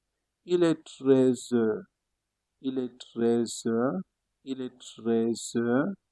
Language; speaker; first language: French; non-native, fluent; Italian